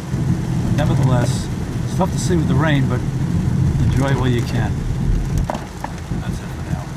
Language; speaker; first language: English; native; English